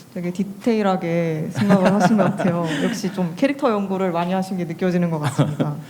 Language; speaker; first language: Korean; native; Korean